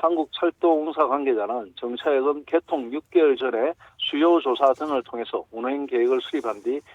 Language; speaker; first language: Korean; native; Korean